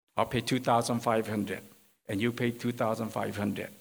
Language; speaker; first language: English; non-native, fluent; Korean